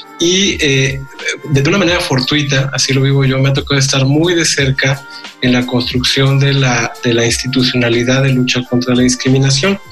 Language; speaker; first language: Spanish; native; Spanish